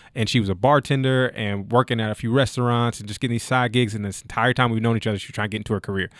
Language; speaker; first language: English; native; English